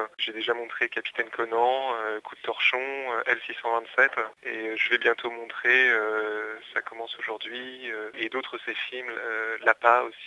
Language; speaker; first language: French; native; French